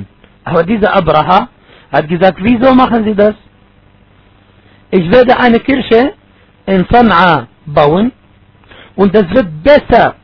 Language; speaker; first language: German; non-native, fluent; Arabic